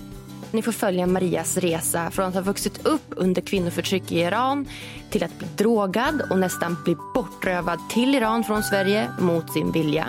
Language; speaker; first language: Swedish; native; Swedish